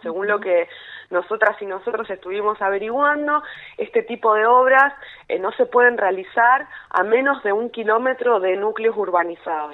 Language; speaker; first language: Spanish; native; Spanish